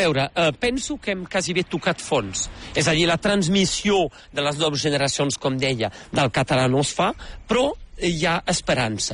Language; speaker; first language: Catalan; native; Catalan